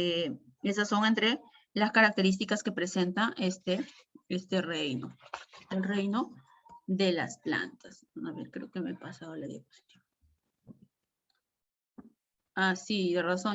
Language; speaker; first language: Spanish; native; Spanish